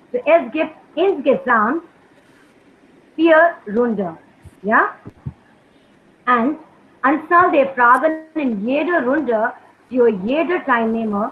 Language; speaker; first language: German; non-native, learner; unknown